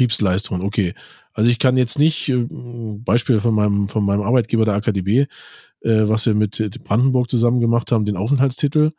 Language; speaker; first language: German; native; German